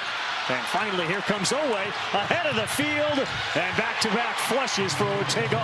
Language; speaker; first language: English; native; English